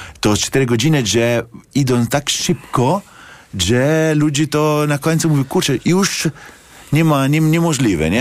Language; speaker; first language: Polish; non-native, learner; Italian